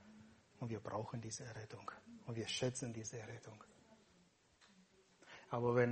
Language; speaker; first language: German; non-native, fluent; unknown